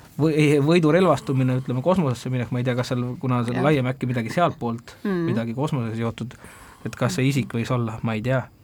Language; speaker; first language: Estonian; native; Estonian